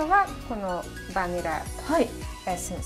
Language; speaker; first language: Japanese; non-native, fluent; Serbian